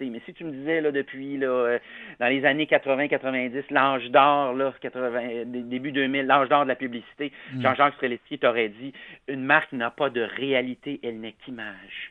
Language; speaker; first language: French; native; French